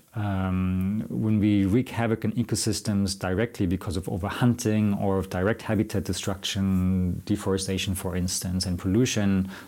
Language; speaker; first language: English; non-native, fluent; German